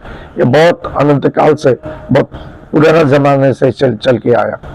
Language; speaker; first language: Hindi; non-native, learner; Bangla